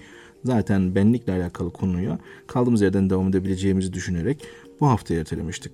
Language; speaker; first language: Turkish; native; Turkish